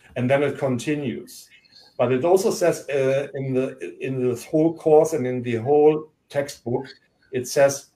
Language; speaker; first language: English; non-native, fluent; German